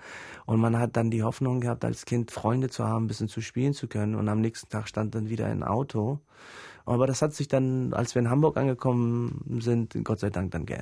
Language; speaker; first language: German; early bilingual, other home language; Pashto